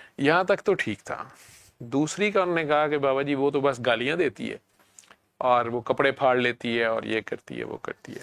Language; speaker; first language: Urdu; native; Urdu